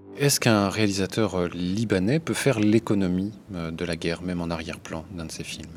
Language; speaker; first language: French; native; French